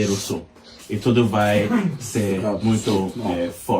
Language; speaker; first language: Portuguese; non-native, learner; English